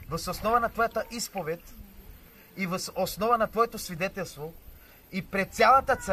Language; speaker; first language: Bulgarian; native; Bulgarian